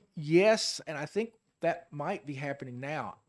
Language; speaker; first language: English; native; English